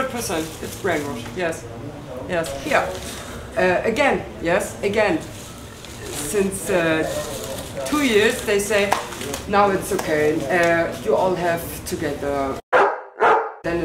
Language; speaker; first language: English; non-native, learner; German